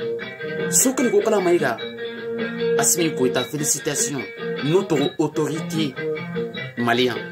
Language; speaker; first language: French; non-native, learner; Bambara